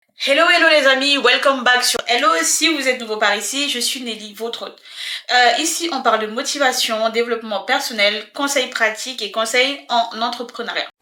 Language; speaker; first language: French; native; French